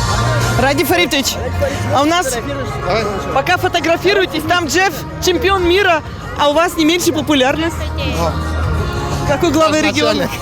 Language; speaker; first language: Russian; native; Russian